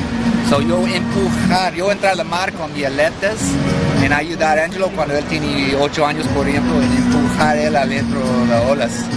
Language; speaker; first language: Spanish; non-native, learner; English